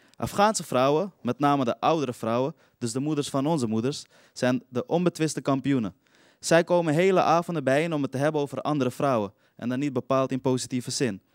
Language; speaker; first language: Dutch; early bilingual, other home language; Persian